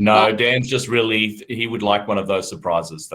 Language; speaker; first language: English; native; English